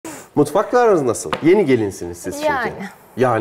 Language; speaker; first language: Turkish; native; Turkish